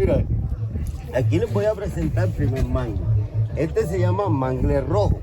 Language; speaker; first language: Spanish; native; Spanish